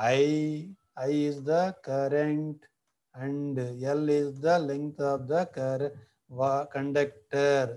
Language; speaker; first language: English; non-native, local second language; Telugu